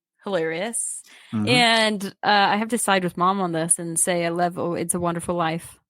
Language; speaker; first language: English; native; English